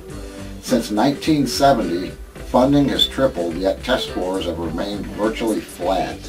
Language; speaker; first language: English; native; English